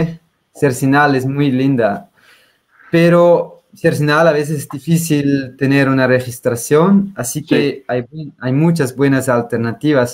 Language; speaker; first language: Spanish; non-native, fluent; Swiss German